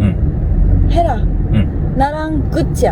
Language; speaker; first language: Korean; non-native, learner; Japanese